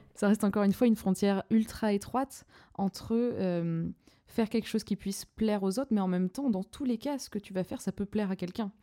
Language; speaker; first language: French; native; French